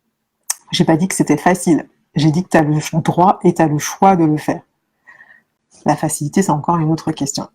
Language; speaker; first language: French; native; French